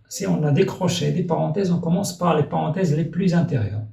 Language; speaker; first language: French; non-native, local second language; Arabic